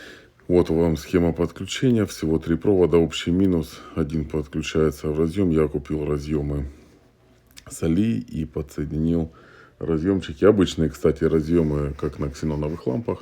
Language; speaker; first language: Russian; native; Russian